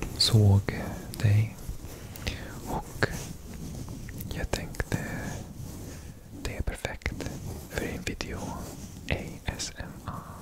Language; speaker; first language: Swedish; non-native, learner; English